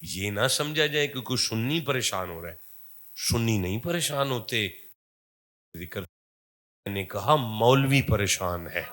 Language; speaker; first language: Urdu; non-native, local second language; Punjabi